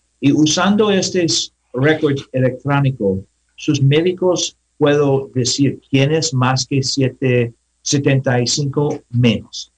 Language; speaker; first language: Spanish; non-native, learner; English